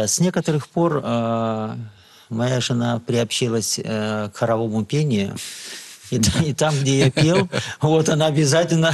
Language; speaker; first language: Russian; native; Russian